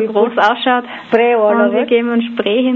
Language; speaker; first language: German; native; German